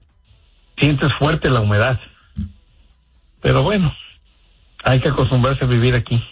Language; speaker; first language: Spanish; native; Spanish